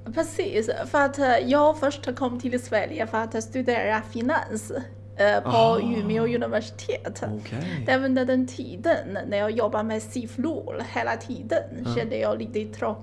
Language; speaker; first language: Swedish; non-native, fluent; Chinese